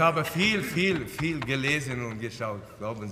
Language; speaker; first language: German; non-native, fluent; Latvian